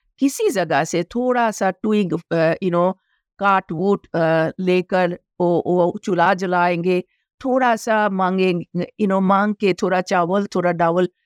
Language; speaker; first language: Hindi; non-native, local second language; Bangla